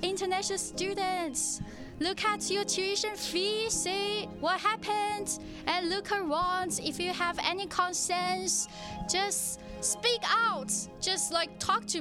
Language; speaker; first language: English; non-native, fluent; Chinese